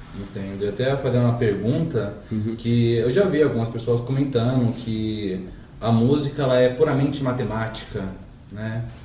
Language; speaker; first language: Portuguese; native; Portuguese